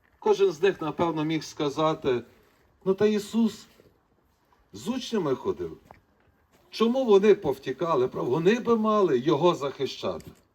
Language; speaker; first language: Ukrainian; native; Ukrainian